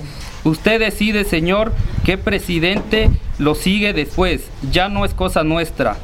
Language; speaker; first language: Spanish; native; Spanish